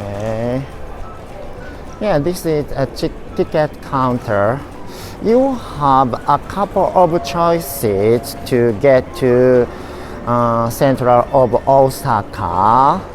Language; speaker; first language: English; non-native, learner; Japanese